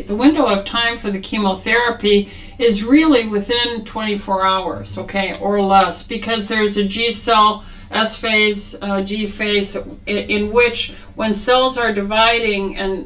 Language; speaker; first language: English; native; English